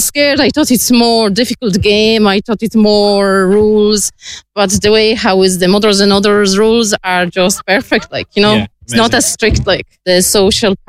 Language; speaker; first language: English; non-native, fluent; Polish